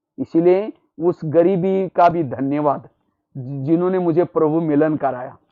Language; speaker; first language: Hindi; non-native, local second language; Marathi